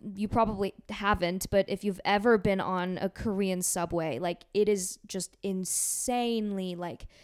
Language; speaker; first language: English; non-native, fluent; Korean